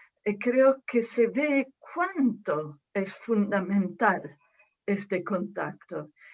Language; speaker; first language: Spanish; non-native, fluent; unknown